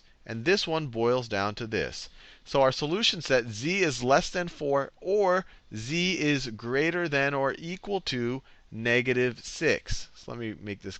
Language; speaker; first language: English; native; English